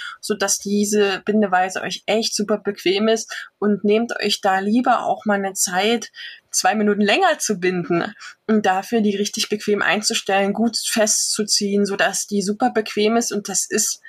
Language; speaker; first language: German; native; German